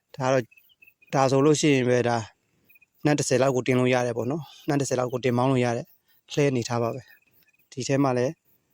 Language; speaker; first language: Burmese; native; Burmese